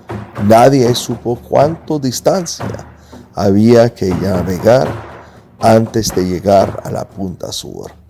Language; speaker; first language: Spanish; non-native, fluent; English